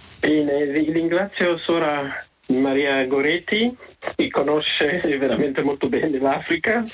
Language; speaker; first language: Italian; non-native, fluent; Kinyarwanda